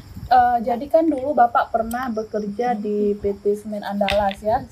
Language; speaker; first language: Indonesian; native; Indonesian